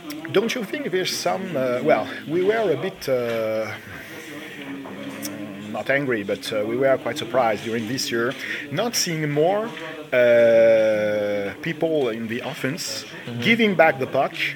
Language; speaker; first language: English; non-native, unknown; French